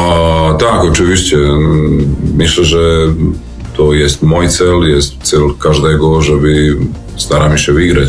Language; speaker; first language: Polish; non-native, learner; Serbian